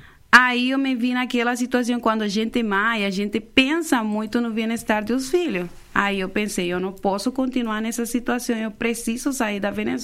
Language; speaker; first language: Portuguese; non-native, fluent; Spanish